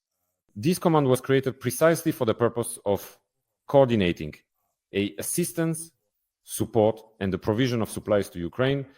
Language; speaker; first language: English; non-native, fluent; Ukrainian